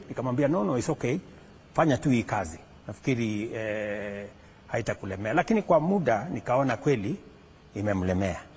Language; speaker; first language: Swahili; non-native, local second language; Kalenjin